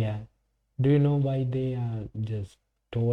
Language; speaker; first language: English; non-native, learner; Sinhala